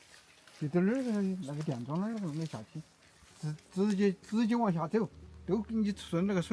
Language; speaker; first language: Chinese; native; Chinese